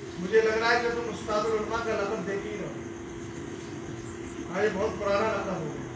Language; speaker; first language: Urdu; native; Urdu